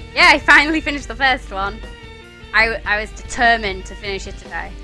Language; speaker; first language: English; native; English